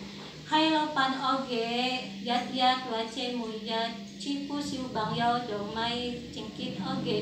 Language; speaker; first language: Cantonese; non-native, learner; Indonesian